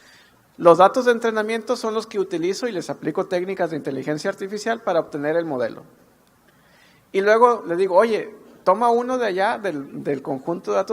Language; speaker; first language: Spanish; native; Spanish